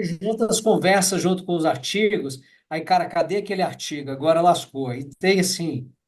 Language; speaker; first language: Portuguese; native; Portuguese